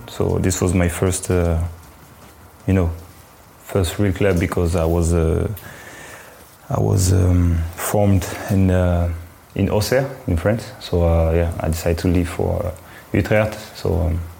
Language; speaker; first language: English; non-native, fluent; French